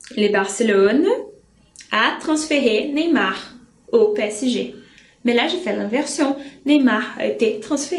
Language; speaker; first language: French; non-native, fluent; Portuguese